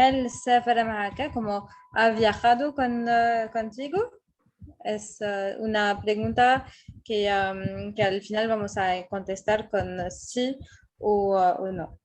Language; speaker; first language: Spanish; non-native, fluent; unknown